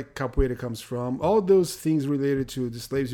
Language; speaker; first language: English; non-native, fluent; Portuguese